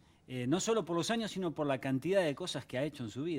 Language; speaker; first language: Spanish; native; Spanish